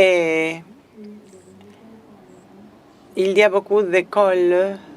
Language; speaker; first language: French; non-native, fluent; Spanish